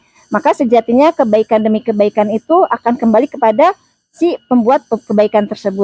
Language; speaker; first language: Indonesian; native; Indonesian